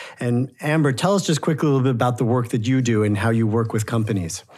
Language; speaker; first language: English; native; English